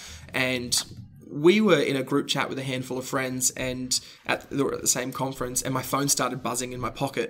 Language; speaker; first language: English; native; English